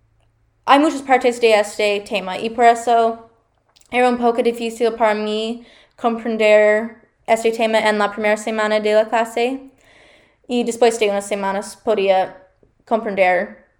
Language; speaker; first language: Spanish; non-native, learner; English